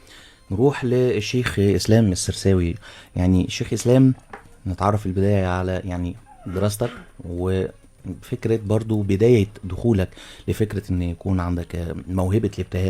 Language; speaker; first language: Arabic; native; Arabic